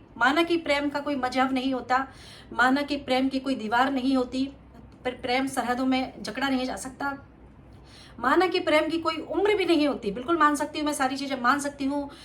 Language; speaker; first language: Hindi; native; Hindi